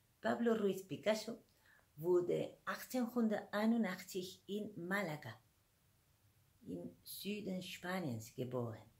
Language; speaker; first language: German; non-native, fluent; Spanish